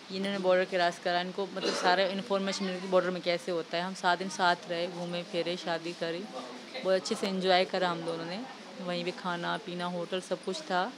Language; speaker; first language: Urdu; non-native, local second language; Sindhi